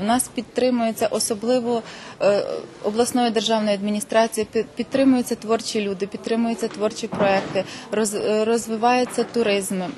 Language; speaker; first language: Ukrainian; native; Ukrainian